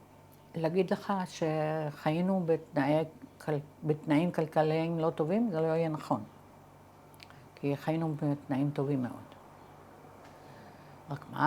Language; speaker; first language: Hebrew; early bilingual, other home language; Arabic